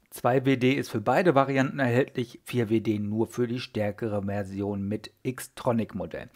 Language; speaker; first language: German; native; German